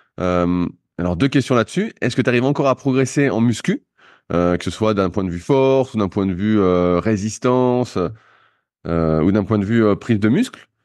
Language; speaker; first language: French; native; French